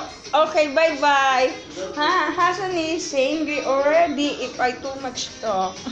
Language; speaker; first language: English; non-native, learner; Filipino